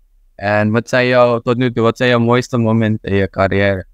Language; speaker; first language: Dutch; non-native, learner; Indonesian